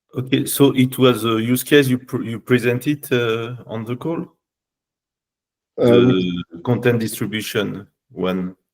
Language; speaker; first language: English; non-native, learner; French